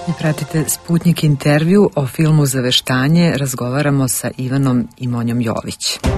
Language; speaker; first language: Serbian; native; Serbian